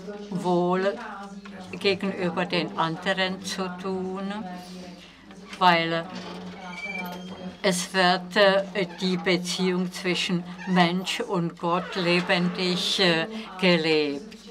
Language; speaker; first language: German; non-native, fluent; Czech